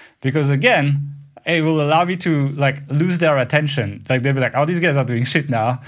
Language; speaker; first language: English; non-native, fluent; French